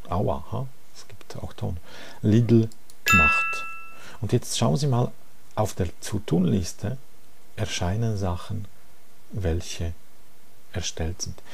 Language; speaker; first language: German; non-native, fluent; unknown